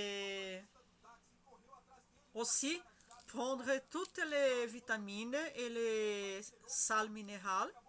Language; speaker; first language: French; non-native, learner; Spanish